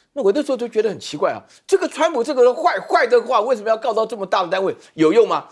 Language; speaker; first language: Chinese; native; Chinese